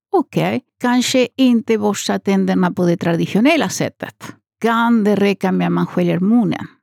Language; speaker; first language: Swedish; non-native, fluent; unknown